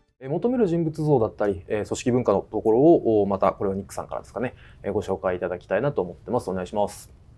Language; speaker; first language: Japanese; native; Japanese